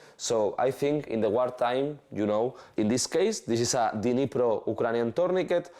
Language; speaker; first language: English; non-native, learner; Spanish